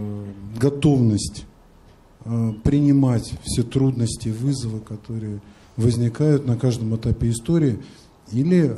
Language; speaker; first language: Russian; native; Russian